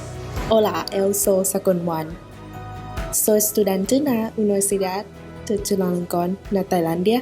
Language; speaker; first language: Portuguese; non-native, learner; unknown